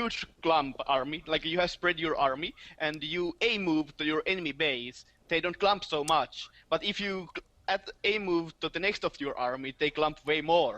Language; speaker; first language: English; non-native, fluent; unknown